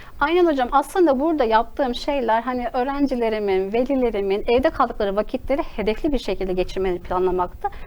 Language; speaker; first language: Turkish; native; Turkish